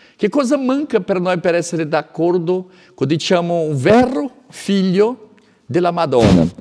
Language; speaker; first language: Italian; non-native, fluent; Portuguese